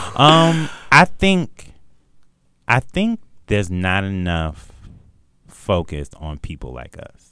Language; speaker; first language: English; native; English